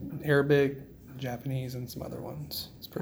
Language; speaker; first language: English; native; English